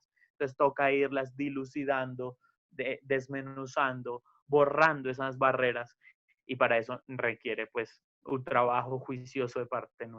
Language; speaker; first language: Spanish; native; Spanish